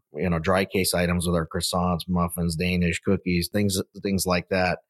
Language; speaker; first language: English; native; English